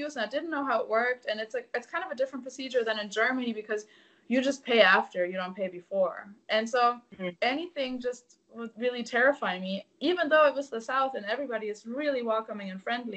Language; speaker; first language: English; non-native, fluent; German